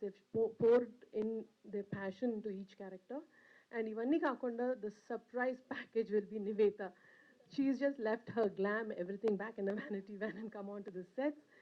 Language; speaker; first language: English; non-native, local second language; Telugu